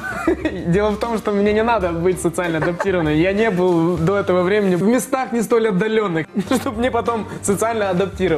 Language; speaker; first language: Russian; native; Russian